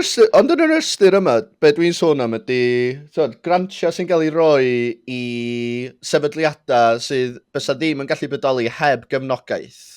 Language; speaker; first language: Welsh; native; Welsh